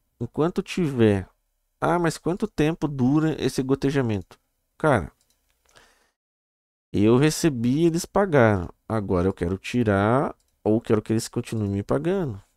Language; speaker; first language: Portuguese; native; Portuguese